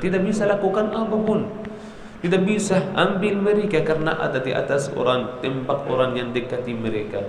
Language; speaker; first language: Indonesian; non-native, learner; Arabic